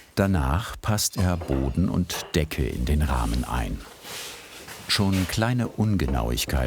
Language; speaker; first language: German; native; German